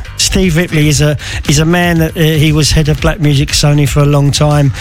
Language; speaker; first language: English; native; English